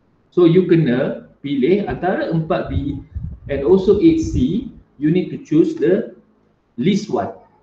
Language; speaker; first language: English; non-native, local second language; Malay